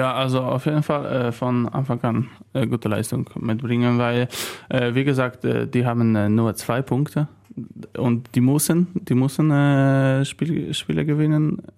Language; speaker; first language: German; non-native, learner; Polish